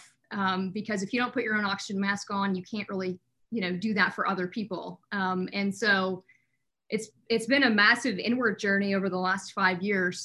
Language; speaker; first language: English; native; English